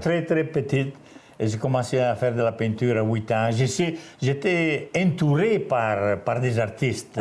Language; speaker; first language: French; non-native, fluent; Italian